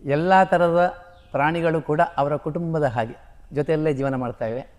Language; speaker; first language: Kannada; native; Kannada